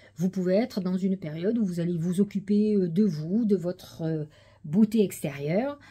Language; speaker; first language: French; native; French